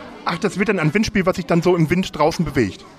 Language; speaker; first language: German; native; German